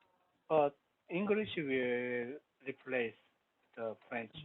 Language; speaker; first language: English; non-native, learner; Korean